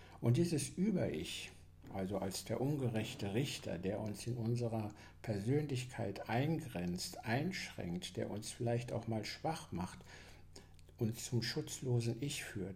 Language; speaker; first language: German; native; German